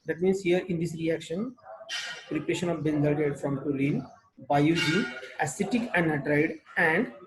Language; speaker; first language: English; non-native, local second language; Marathi